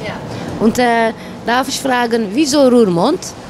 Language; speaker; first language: German; non-native, learner; Dutch